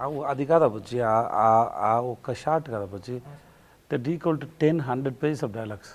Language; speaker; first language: Telugu; non-native, learner; Tamil